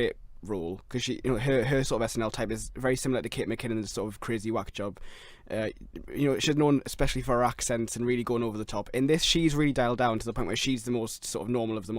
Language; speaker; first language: English; native; English